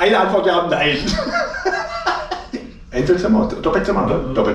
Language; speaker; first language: German; native; German